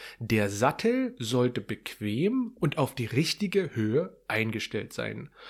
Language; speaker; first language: German; native; German